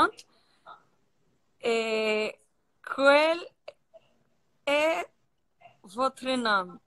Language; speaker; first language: French; non-native, learner; Portuguese